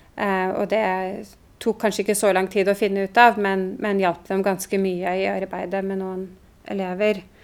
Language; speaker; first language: Norwegian; native; Norwegian